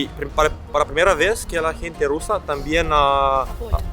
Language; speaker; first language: Spanish; non-native, learner; Romanian